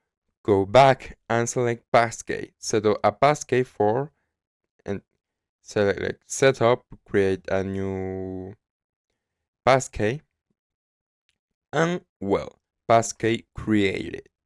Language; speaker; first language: English; non-native, learner; Spanish